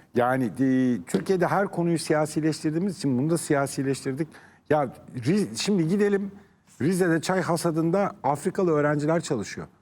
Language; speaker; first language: Turkish; native; Turkish